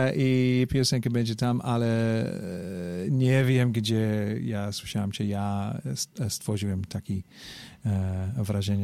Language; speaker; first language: Polish; non-native, learner; English